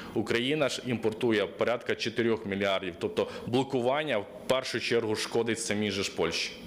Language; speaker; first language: Ukrainian; native; Ukrainian